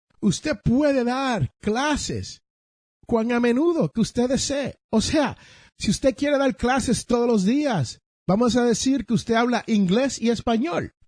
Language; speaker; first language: Spanish; early bilingual, heritage; Spanish